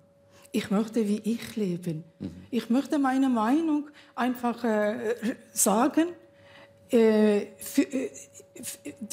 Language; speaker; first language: German; non-native, learner; Kurdish